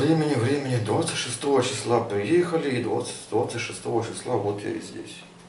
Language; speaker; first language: Russian; non-native, local second language; Ukrainian